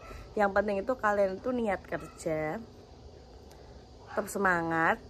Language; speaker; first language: Indonesian; native; Indonesian